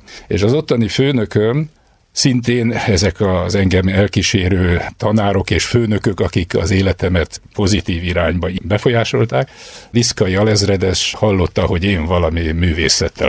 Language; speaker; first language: Hungarian; native; Hungarian